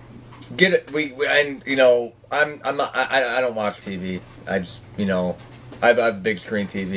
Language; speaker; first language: English; native; English